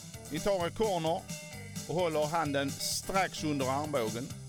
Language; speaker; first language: Swedish; native; Swedish